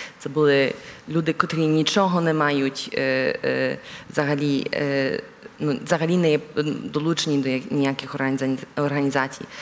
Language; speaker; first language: Ukrainian; early bilingual, heritage; Ukrainian